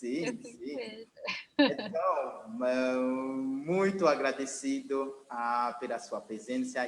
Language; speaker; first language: Portuguese; non-native, learner; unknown